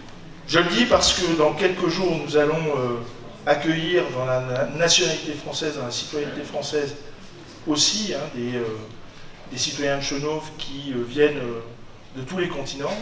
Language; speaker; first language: French; native; French